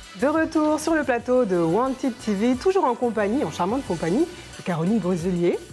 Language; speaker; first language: French; native; French